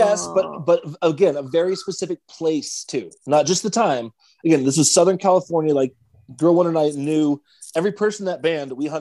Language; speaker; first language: English; native; English